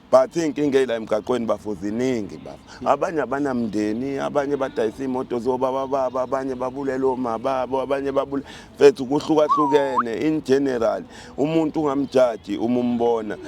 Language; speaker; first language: Zulu; native; Zulu